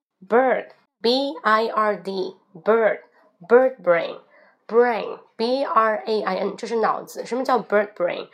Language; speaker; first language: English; non-native, fluent; Chinese